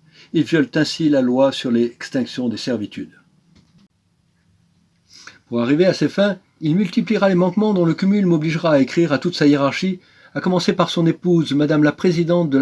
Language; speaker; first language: French; native; French